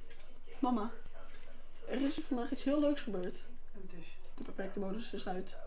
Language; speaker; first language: Dutch; native; Dutch